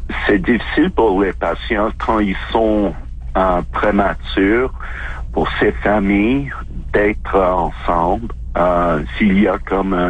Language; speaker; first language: French; non-native, fluent; English